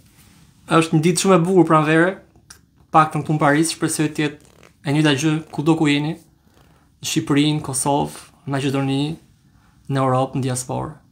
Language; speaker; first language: Albanian; native; Albanian